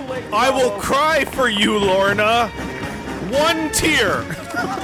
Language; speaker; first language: English; native; English